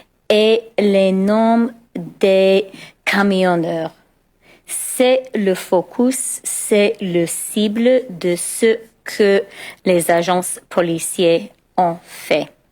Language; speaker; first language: French; non-native, local second language; English